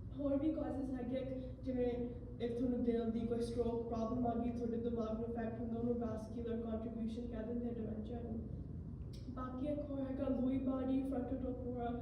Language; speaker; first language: Punjabi; early bilingual, heritage; Punjabi